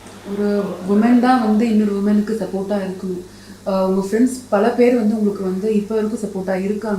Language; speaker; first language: Tamil; native; Tamil